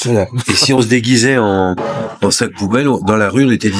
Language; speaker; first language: French; native; French